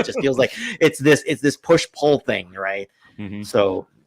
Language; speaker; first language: English; native; English